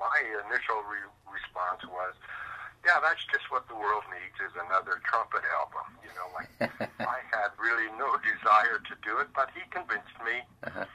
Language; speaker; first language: English; native; English